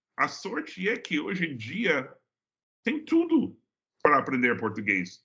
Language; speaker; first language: Portuguese; non-native, fluent; English